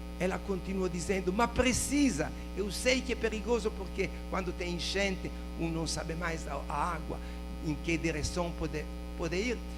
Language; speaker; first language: Portuguese; non-native, fluent; Italian